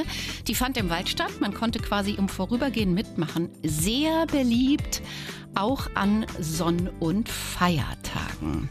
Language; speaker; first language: German; native; German